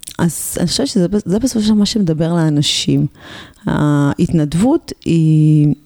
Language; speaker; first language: Hebrew; native; Hebrew